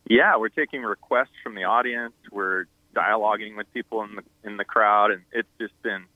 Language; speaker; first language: English; native; English